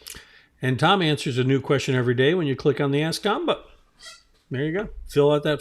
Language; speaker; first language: English; native; English